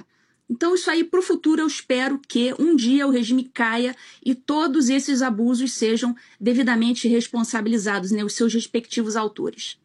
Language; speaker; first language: Portuguese; native; Portuguese